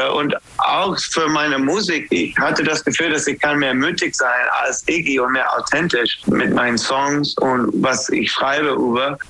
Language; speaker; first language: German; non-native, learner; English